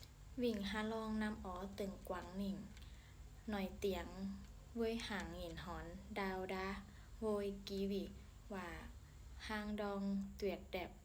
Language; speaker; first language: Vietnamese; non-native, learner; Thai